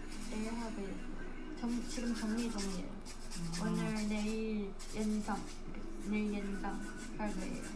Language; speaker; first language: Korean; non-native, fluent; Chinese